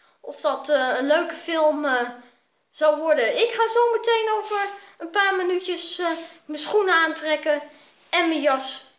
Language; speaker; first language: Dutch; native; Dutch